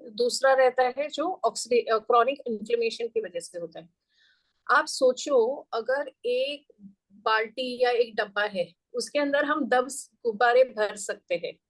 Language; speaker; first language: Hindi; non-native, local second language; Gujarati